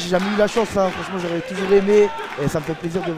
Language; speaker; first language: French; native; French